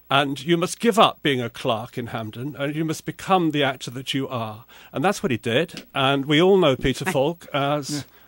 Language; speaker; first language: English; native; English